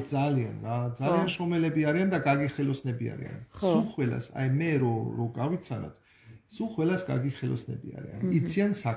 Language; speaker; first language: Georgian; non-native, learner; German